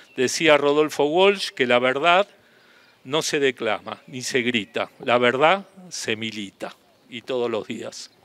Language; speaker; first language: Spanish; native; Spanish